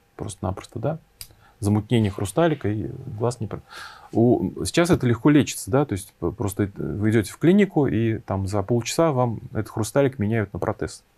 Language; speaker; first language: Russian; native; Russian